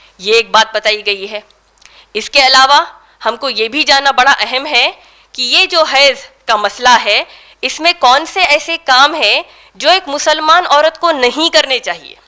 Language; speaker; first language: Urdu; native; Urdu